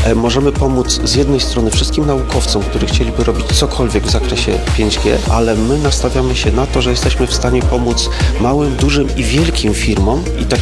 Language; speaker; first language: Polish; native; Polish